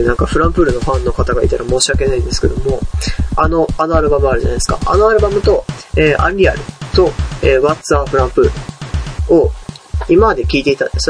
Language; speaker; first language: Japanese; native; Japanese